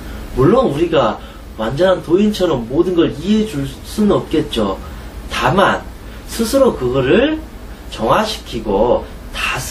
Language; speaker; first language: Korean; native; Korean